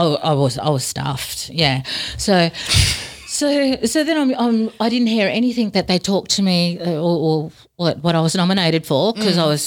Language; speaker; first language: English; native; English